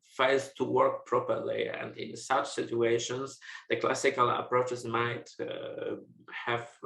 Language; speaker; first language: English; non-native, fluent; Polish